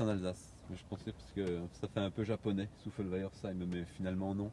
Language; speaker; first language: French; native; French